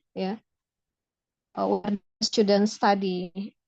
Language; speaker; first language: English; non-native, local second language; Indonesian